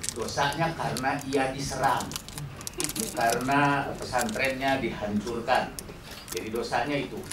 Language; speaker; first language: Indonesian; non-native, local second language; Sundanese